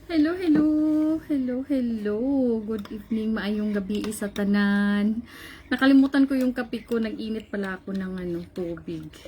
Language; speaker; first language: Filipino; non-native, local second language; Cebuano